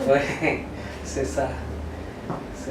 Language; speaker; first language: French; non-native, learner; Vietnamese